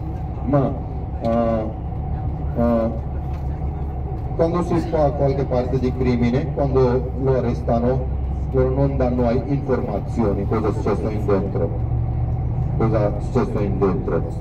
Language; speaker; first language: Italian; non-native, fluent; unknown